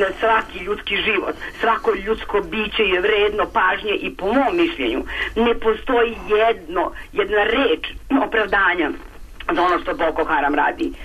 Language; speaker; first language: Serbian; native; Serbian